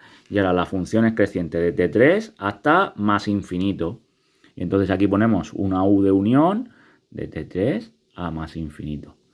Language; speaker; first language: Spanish; native; Spanish